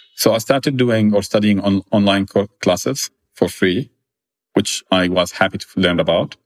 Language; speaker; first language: English; non-native, fluent; Arabic